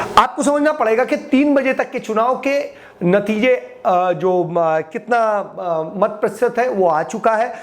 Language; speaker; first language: Hindi; native; Hindi